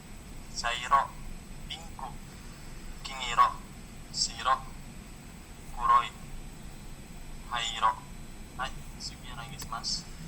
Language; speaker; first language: Japanese; non-native, learner; Indonesian